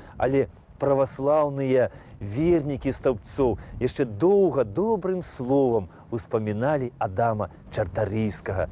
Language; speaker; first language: Belarusian; native; Belarusian